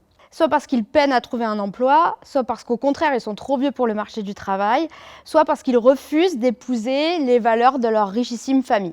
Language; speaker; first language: French; native; French